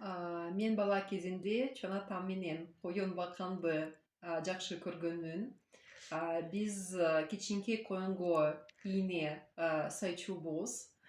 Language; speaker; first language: Kyrgyz; non-native, learner; Russian